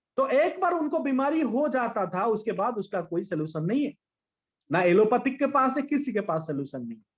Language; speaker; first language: Hindi; non-native, local second language; Bangla